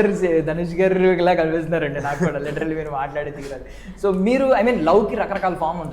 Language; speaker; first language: Telugu; native; Telugu